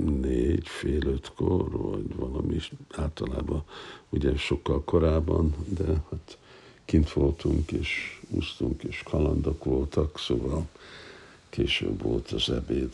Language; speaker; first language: Hungarian; non-native, fluent; English